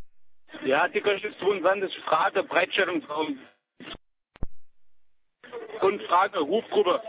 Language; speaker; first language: German; native; German